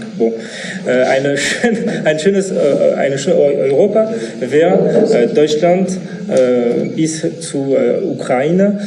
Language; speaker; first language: German; non-native, learner; French